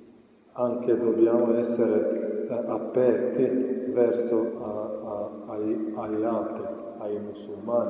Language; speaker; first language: Italian; non-native, fluent; Croatian